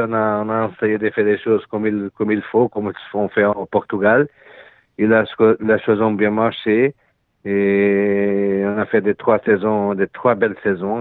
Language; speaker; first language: French; non-native, learner; Portuguese